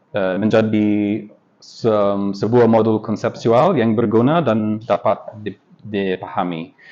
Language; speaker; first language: Indonesian; non-native, learner; English